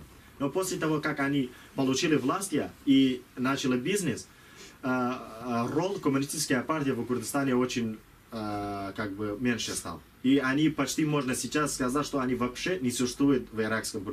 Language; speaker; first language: Russian; non-native, learner; Kurdish